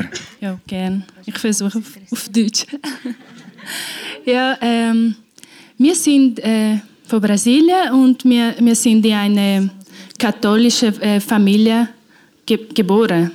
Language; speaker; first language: German; non-native, learner; Portuguese